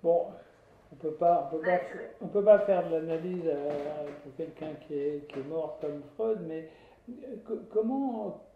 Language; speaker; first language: French; native; French